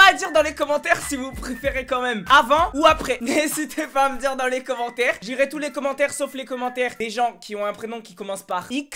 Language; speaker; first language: French; native; French